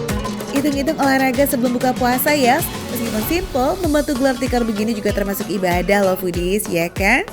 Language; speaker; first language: Indonesian; native; Indonesian